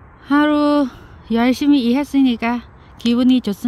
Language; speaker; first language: Korean; non-native, learner; Vietnamese